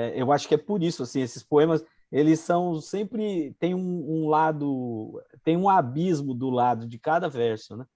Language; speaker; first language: Portuguese; native; Portuguese